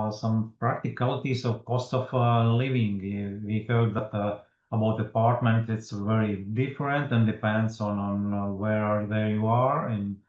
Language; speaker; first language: English; non-native, fluent; Latvian